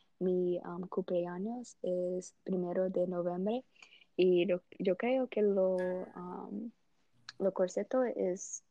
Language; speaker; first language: Spanish; early bilingual, heritage; Portuguese